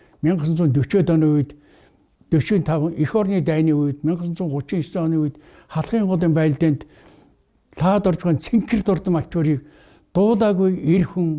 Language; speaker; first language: Mongolian; native; Mongolian